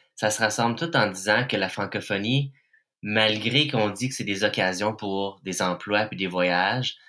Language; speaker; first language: French; native; French